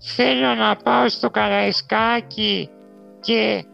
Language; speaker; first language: Greek; non-native, fluent; Romanian